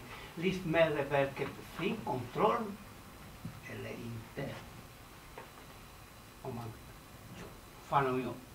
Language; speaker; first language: Swedish; non-native, learner; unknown